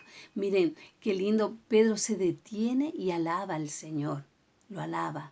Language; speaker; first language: Spanish; native; Spanish